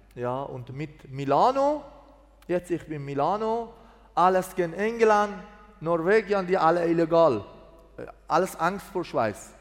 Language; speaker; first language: German; non-native, learner; Persian